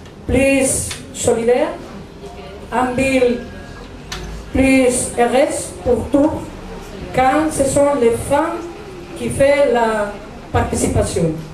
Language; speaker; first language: French; non-native, learner; Spanish